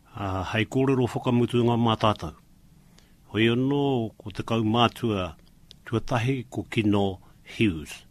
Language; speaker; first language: Māori; native; Māori